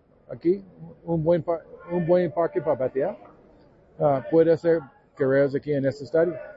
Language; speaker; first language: Spanish; non-native, learner; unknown